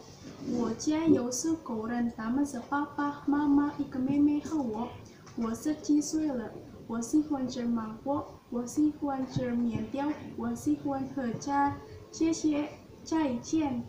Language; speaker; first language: Chinese; non-native, learner; Indonesian